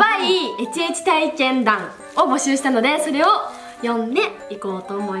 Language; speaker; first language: Japanese; native; Japanese